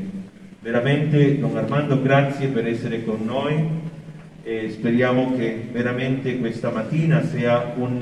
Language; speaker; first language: Italian; non-native, fluent; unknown